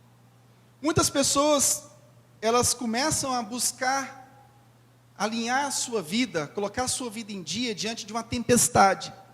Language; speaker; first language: Portuguese; native; Portuguese